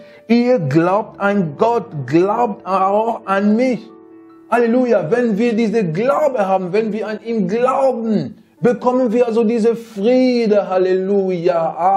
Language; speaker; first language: German; non-native, fluent; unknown